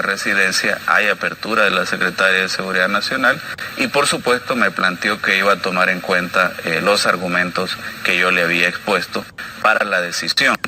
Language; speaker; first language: Spanish; native; Spanish